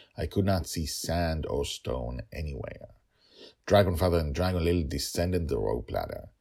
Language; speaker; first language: English; non-native, fluent; Hebrew